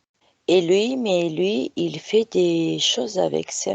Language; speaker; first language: French; non-native, fluent; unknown